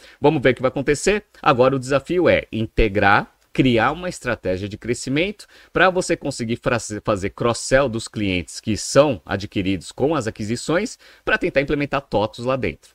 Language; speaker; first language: Portuguese; native; Portuguese